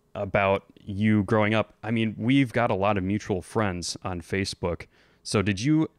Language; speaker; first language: English; native; English